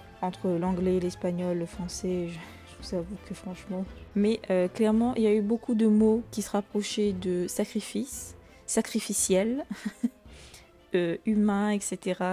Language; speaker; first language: French; native; French